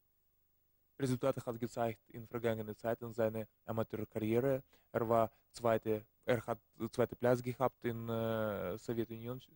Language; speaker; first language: German; non-native, learner; Russian